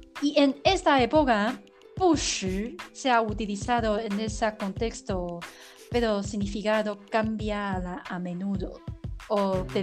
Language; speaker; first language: Spanish; non-native, learner; Chinese